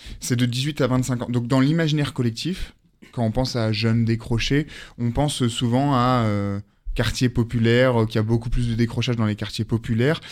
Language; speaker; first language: French; native; French